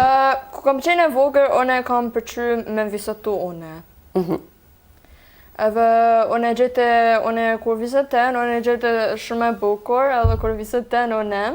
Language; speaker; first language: Albanian; early bilingual, heritage; Albanian